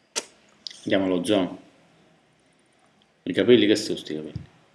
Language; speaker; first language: Italian; native; Italian